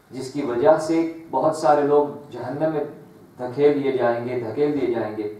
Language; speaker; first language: Urdu; early bilingual, other home language; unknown